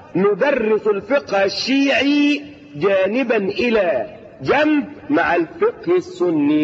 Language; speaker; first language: Arabic; native; Arabic